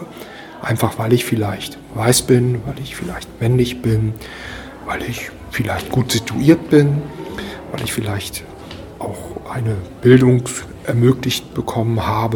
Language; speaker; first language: German; native; German